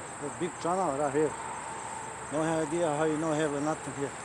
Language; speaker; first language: English; non-native, learner; Croatian